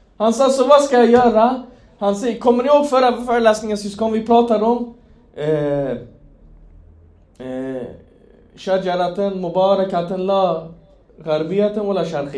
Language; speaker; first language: Swedish; non-native, fluent; Persian